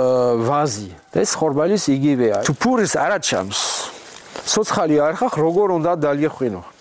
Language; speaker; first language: Georgian; non-native, learner; French